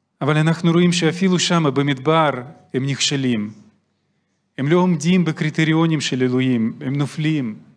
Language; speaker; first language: Hebrew; non-native, fluent; Russian